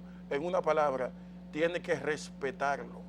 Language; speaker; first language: Spanish; native; Spanish